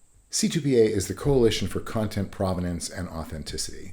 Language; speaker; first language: English; native; English